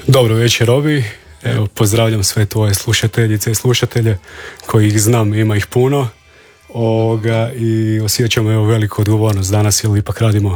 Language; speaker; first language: Serbian; native; Serbian